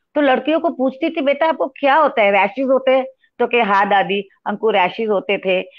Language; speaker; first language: Hindi; non-native, local second language; Gujarati